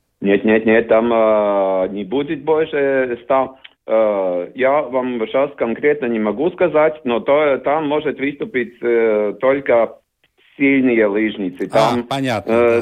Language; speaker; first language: Russian; non-native, learner; Latvian